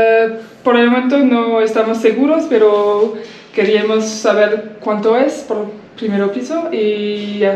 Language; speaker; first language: Spanish; non-native, learner; French